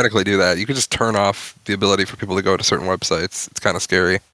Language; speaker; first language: English; native; English